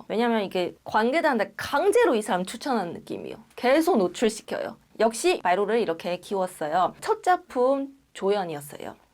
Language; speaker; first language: Korean; non-native, fluent; Chinese